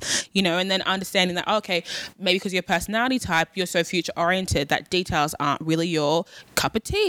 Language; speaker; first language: English; native; English